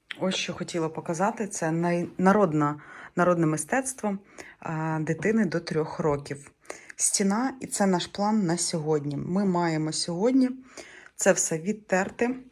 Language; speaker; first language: Ukrainian; native; Ukrainian